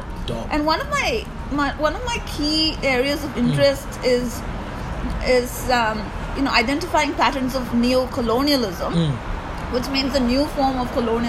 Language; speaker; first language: English; non-native, local second language; Malayalam